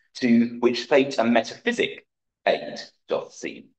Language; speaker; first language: English; native; English